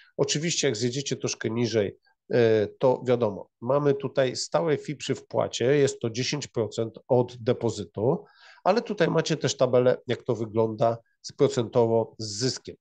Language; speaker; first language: Polish; native; Polish